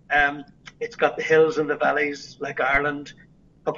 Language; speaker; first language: English; native; English